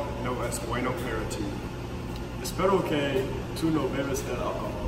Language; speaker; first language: Spanish; non-native, learner; English